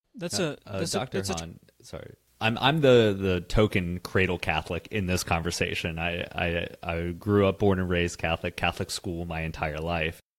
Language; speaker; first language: English; native; English